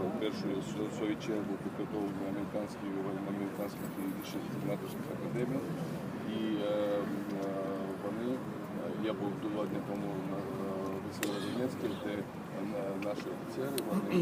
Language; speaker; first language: Ukrainian; non-native, learner; Georgian